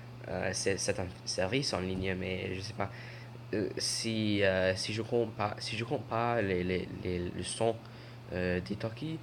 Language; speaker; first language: French; non-native, learner; English